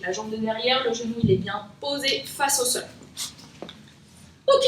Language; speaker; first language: French; native; French